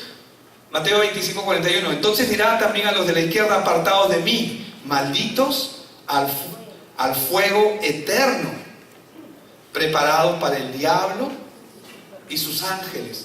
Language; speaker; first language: Spanish; native; Spanish